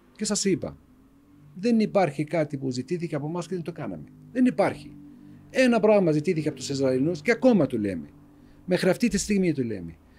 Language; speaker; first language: Greek; non-native, fluent; Arabic